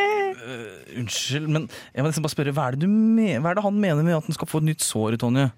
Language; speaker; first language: Norwegian; native; Norwegian